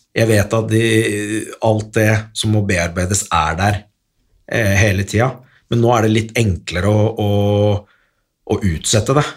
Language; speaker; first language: Norwegian; early bilingual, other home language; Arabic